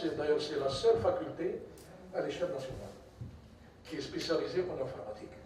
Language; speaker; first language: French; non-native, local second language; Arabic